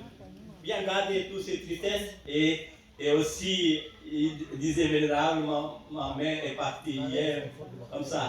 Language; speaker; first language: French; non-native, fluent; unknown